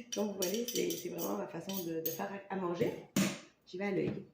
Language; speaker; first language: French; native; French